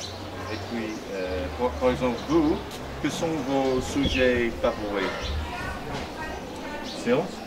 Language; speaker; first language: French; non-native, fluent; English